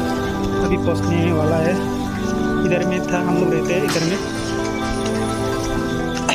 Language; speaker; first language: Hindi; non-native, local second language; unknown